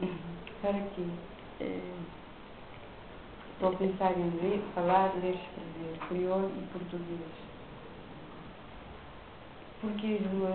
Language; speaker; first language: Portuguese; non-native, local second language; Kabuverdianu